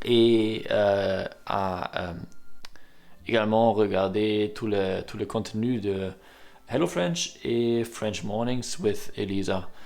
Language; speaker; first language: French; non-native, learner; German